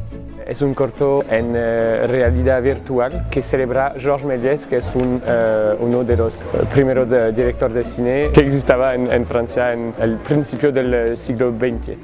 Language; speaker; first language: Spanish; non-native, fluent; French